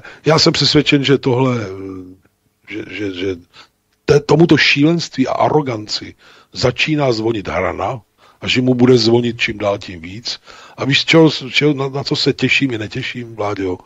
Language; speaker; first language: Czech; native; Czech